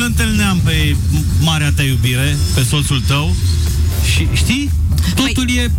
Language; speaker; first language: Romanian; native; Romanian